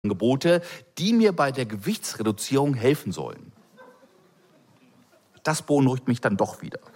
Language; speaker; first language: German; native; German